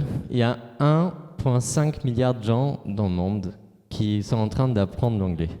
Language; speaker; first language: French; non-native, fluent; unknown